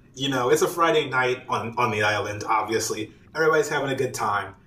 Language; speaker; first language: English; native; English